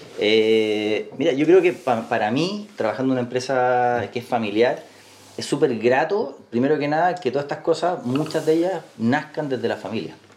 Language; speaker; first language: Spanish; native; Spanish